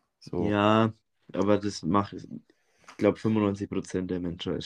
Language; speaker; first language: German; native; German